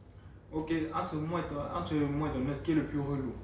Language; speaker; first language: French; non-native, local second language; Haitian Creole